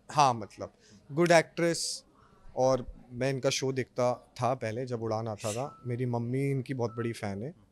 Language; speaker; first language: Hindi; native; Hindi